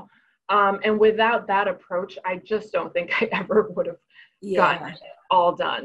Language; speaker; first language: English; early bilingual, other home language; Chinese